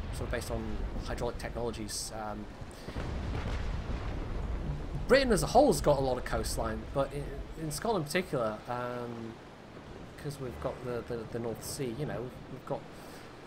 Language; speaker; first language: English; native; English